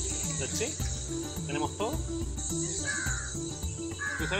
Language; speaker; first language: Spanish; native; Spanish